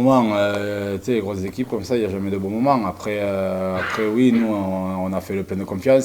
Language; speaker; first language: French; native; French